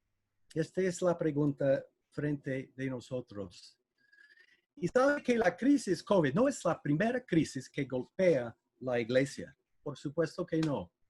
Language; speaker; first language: Spanish; non-native, fluent; English